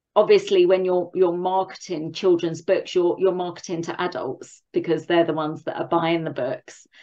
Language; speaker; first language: English; native; English